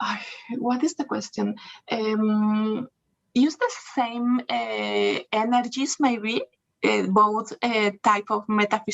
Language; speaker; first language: English; non-native, learner; Spanish